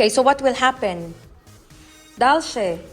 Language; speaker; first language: English; non-native, fluent; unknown